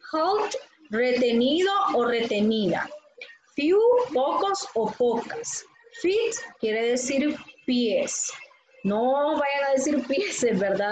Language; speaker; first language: Spanish; native; Spanish